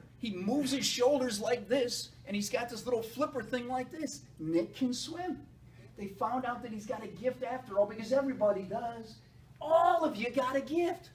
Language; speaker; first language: English; native; English